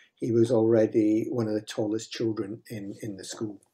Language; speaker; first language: English; native; English